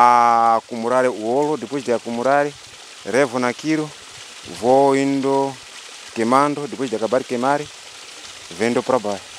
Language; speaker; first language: Portuguese; non-native, local second language; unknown